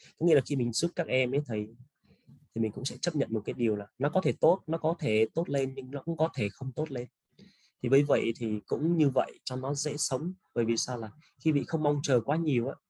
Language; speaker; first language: Vietnamese; native; Vietnamese